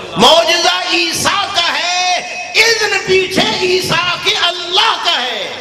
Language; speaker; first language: Urdu; non-native, local second language; Punjabi